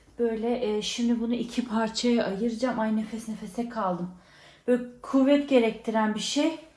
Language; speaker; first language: Turkish; native; Turkish